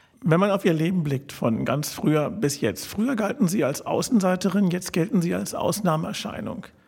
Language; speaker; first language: German; native; German